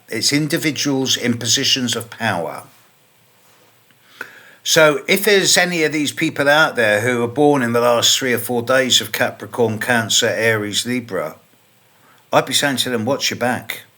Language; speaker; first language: English; native; English